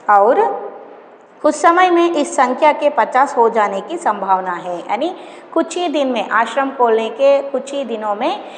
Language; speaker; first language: Hindi; non-native, local second language; Kannada